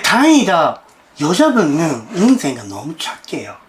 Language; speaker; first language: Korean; non-native, learner; Japanese